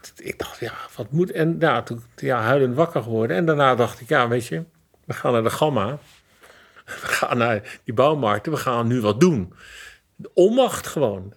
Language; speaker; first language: Dutch; native; Dutch